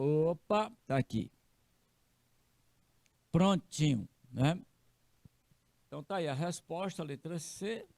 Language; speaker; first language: Portuguese; native; Portuguese